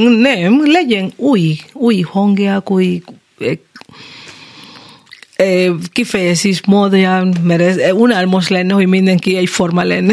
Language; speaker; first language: Hungarian; non-native, learner; Spanish